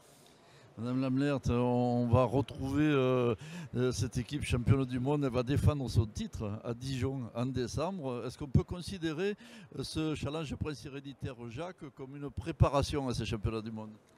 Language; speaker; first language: French; native; French